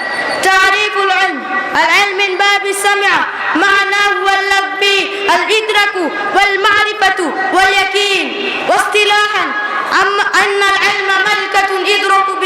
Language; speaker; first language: Arabic; non-native, learner; Bangla